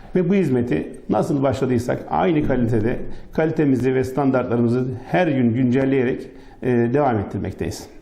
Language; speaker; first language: Turkish; native; Turkish